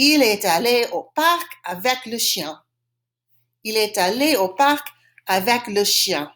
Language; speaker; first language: French; non-native, fluent; English